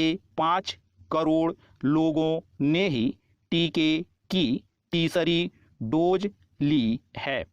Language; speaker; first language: Hindi; native; Hindi